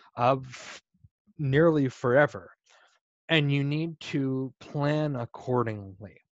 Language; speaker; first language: English; native; English